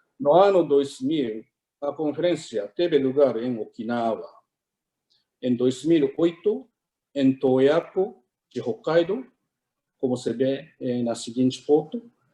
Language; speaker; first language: Portuguese; non-native, fluent; Japanese